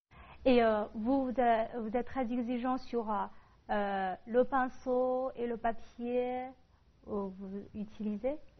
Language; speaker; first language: French; non-native, fluent; Chinese